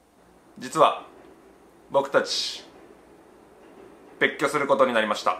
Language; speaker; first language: Japanese; native; Japanese